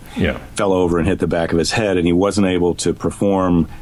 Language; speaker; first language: English; native; English